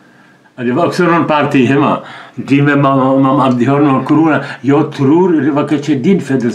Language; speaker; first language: Swedish; non-native, learner; Czech